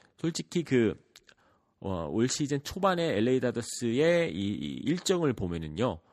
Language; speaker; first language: Korean; early bilingual, heritage; Korean